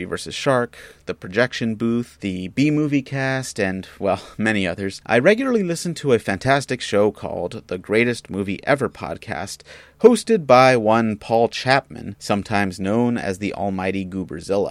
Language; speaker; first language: English; native; English